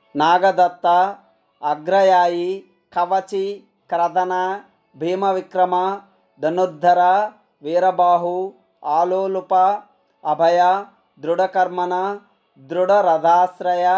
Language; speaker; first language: Telugu; native; Telugu